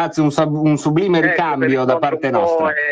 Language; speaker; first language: Italian; native; Italian